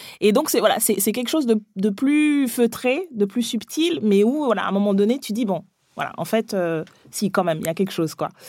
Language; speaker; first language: French; early bilingual, other home language; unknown